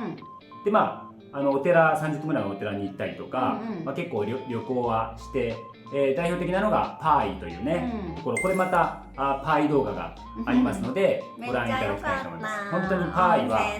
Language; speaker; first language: Japanese; native; Japanese